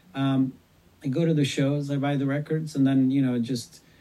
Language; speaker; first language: English; non-native, fluent; Swedish